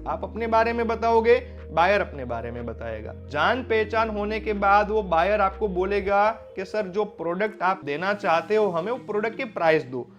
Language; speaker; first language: Hindi; non-native, local second language; Gujarati